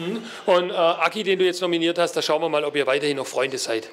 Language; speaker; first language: German; native; German